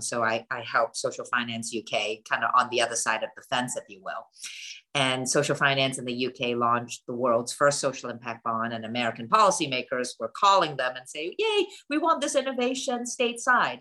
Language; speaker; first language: English; non-native, local second language; Cantonese